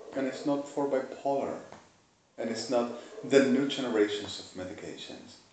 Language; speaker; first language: English; non-native, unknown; Spanish